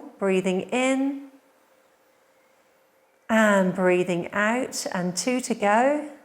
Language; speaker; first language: English; native; English